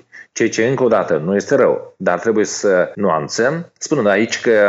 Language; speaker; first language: Romanian; native; Romanian